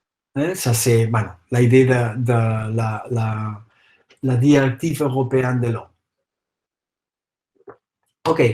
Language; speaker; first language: French; non-native, fluent; Catalan